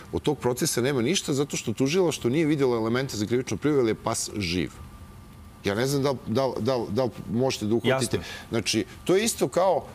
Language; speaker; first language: Serbian; native; Serbian